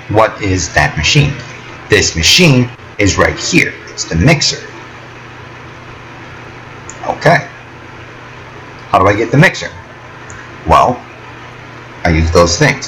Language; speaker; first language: English; native; English